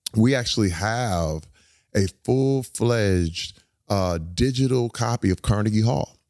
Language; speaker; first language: English; native; English